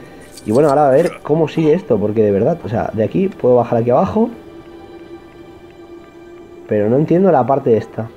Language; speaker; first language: Spanish; native; Spanish